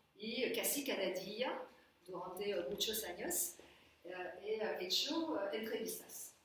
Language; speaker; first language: Spanish; non-native, learner; French